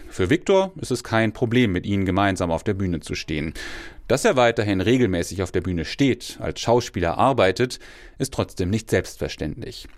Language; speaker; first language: German; native; German